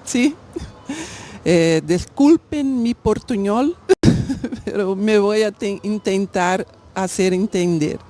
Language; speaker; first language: Spanish; non-native, learner; Portuguese